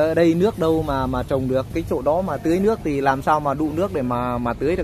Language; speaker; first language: Vietnamese; native; Vietnamese